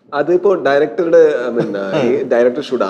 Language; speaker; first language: Malayalam; non-native, learner; Kannada